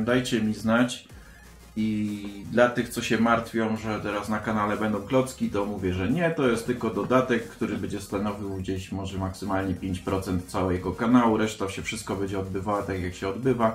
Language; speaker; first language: Polish; native; Polish